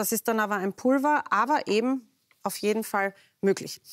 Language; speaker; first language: German; native; German